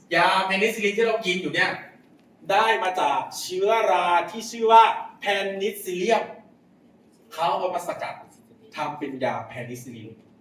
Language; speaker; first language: Thai; non-native, local second language; Lao